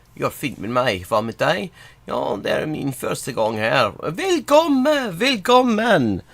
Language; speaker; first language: Swedish; non-native, learner; English